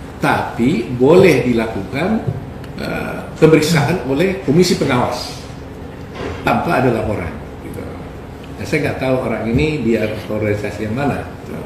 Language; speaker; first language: Indonesian; native; Indonesian